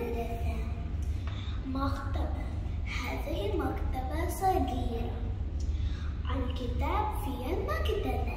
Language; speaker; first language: Arabic; non-native, learner; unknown